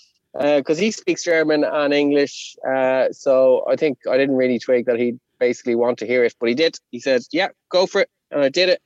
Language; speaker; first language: English; non-native, local second language; Irish